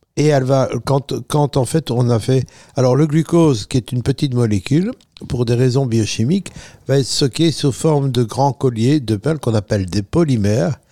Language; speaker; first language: French; non-native, fluent; Italian